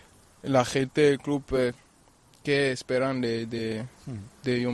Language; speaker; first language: Spanish; non-native, fluent; German